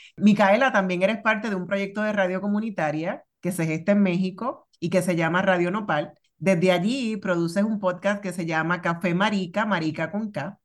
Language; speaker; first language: Spanish; native; Spanish